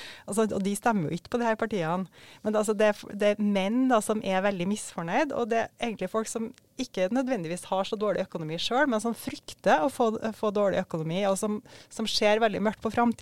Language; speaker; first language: Norwegian; native; Norwegian